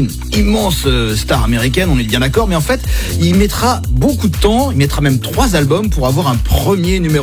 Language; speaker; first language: French; native; French